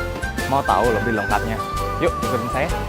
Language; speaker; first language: Indonesian; native; Indonesian